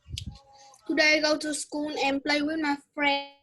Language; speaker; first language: English; non-native, learner; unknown